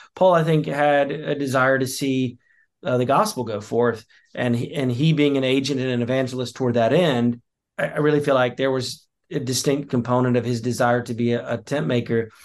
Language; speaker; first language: English; native; English